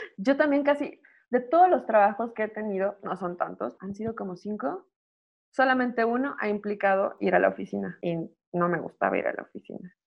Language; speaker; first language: Spanish; native; Spanish